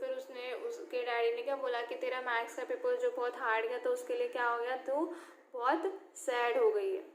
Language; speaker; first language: Hindi; non-native, local second language; Marathi